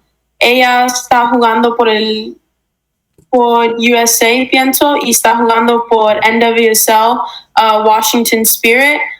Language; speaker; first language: Spanish; early bilingual, heritage; English